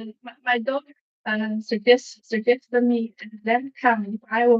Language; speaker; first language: English; non-native, learner; Chinese